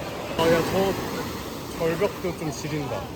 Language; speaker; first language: Korean; native; Korean